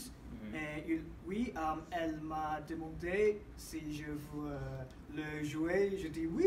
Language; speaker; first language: French; non-native, learner; English